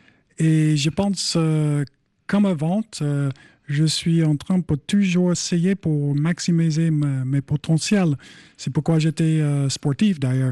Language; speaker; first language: French; non-native, fluent; English